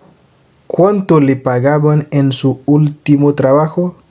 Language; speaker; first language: Spanish; non-native, fluent; Haitian Creole